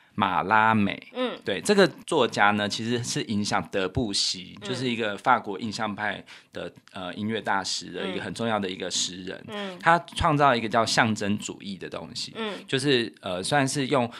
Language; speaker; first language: Chinese; native; Chinese